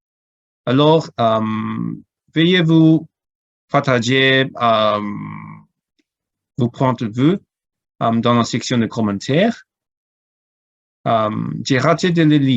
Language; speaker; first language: French; non-native, learner; Cantonese